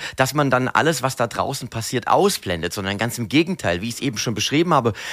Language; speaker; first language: German; native; German